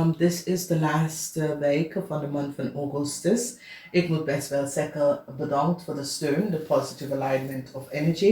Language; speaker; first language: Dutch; non-native, fluent; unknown